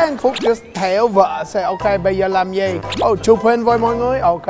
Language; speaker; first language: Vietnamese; non-native, learner; English